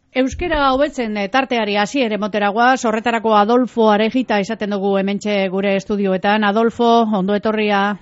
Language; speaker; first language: Basque; native; Basque